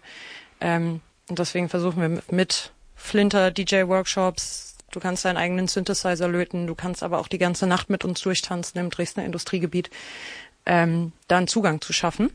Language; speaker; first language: German; native; German